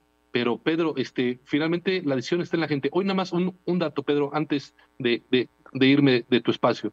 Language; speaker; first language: Spanish; native; Spanish